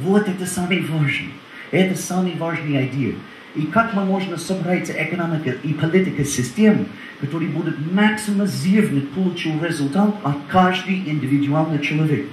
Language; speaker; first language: Russian; non-native, learner; English